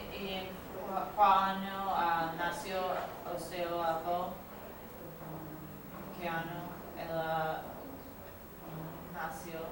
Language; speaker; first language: Portuguese; non-native, learner; English